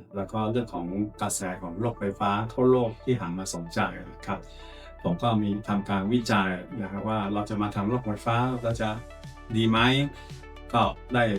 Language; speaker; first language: Thai; non-native, fluent; Chinese